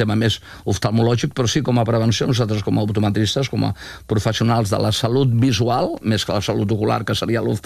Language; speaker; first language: Catalan; native; Catalan